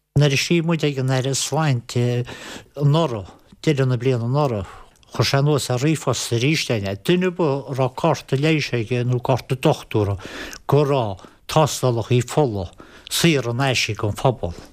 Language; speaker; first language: Irish; native; Irish